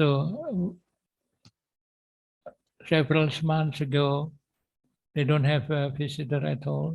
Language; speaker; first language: English; non-native, learner; Indonesian